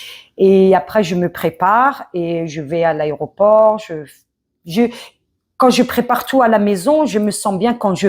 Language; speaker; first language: French; early bilingual, other home language; Arabic